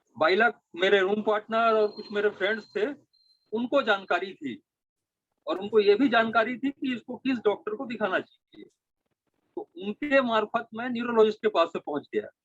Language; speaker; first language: Hindi; native; Hindi